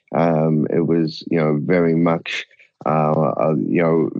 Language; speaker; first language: English; native; English